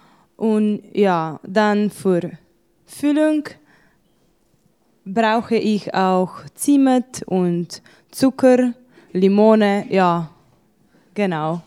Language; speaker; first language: German; non-native, learner; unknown